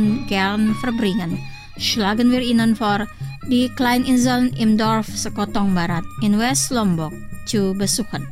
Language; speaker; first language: German; non-native, fluent; Indonesian